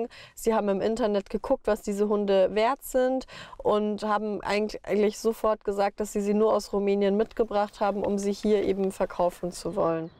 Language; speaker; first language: German; native; German